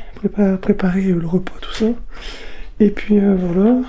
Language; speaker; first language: French; native; French